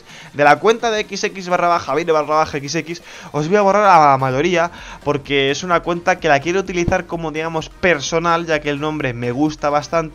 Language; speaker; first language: Spanish; native; Spanish